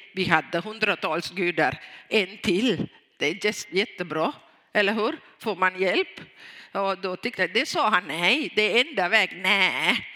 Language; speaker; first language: Swedish; non-native, fluent; Tamil